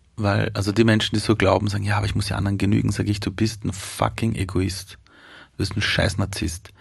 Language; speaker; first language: German; early bilingual, other home language; Persian